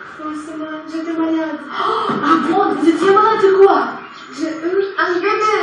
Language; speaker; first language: French; non-native, learner; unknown